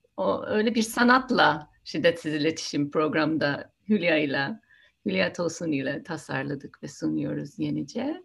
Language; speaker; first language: Turkish; non-native, fluent; English